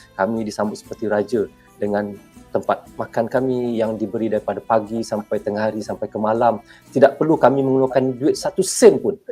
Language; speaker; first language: Malay; native; Malay